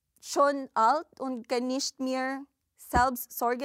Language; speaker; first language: German; non-native, learner; Filipino